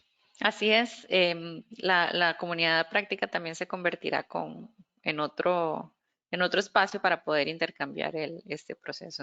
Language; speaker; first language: Spanish; native; Spanish